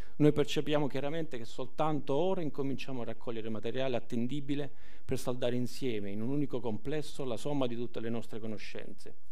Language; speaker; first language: Italian; native; Italian